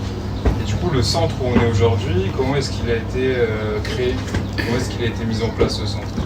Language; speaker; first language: French; native; French